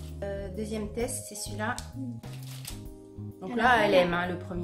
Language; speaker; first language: French; native; French